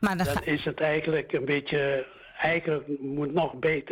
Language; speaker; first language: Dutch; early bilingual, other home language; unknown